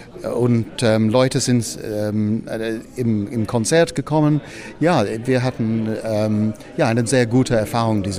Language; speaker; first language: German; non-native, fluent; English